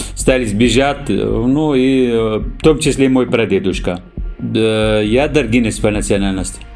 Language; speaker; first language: Russian; non-native, fluent; Arabic